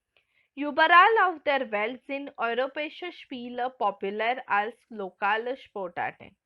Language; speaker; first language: German; non-native, fluent; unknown